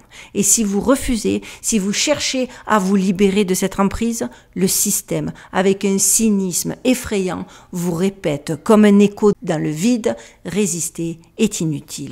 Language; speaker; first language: French; native; French